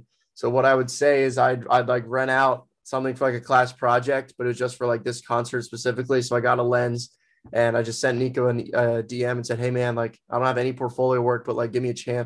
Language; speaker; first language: English; native; English